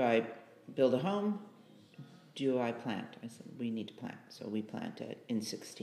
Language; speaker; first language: English; native; English